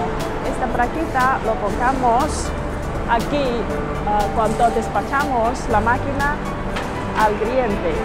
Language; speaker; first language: Spanish; non-native, learner; Chinese